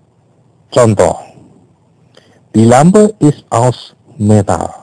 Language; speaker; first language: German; non-native, fluent; Indonesian